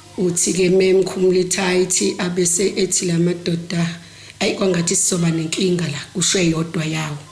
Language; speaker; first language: Zulu; native; Zulu